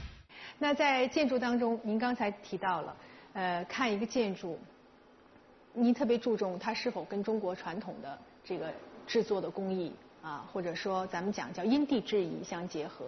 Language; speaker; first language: Chinese; native; Chinese